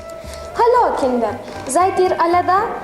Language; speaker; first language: German; non-native, learner; Lithuanian